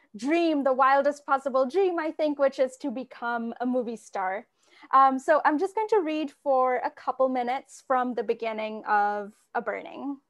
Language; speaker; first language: English; non-native, local second language; Bangla